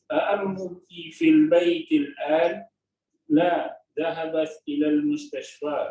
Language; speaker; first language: Arabic; non-native, learner; Indonesian